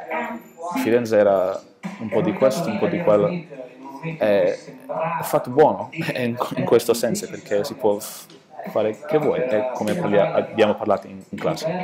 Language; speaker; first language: Italian; non-native, learner; English